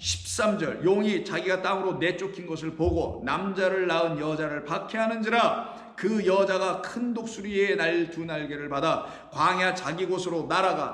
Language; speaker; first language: Korean; native; Korean